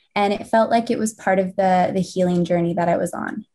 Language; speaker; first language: English; native; English